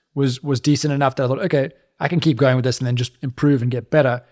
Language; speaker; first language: English; native; English